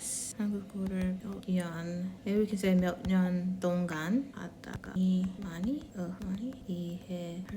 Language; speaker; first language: Korean; non-native, fluent; English